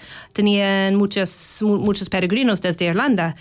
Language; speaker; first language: Spanish; non-native, fluent; English